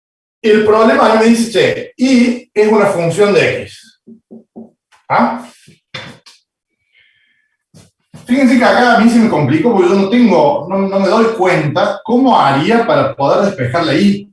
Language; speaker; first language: Spanish; native; Spanish